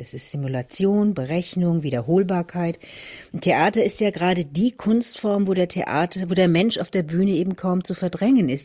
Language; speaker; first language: German; native; German